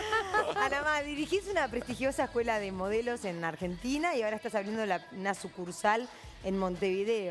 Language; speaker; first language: Spanish; native; Spanish